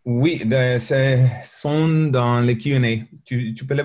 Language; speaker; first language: French; non-native, learner; Spanish